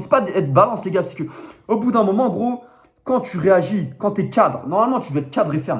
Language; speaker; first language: French; native; French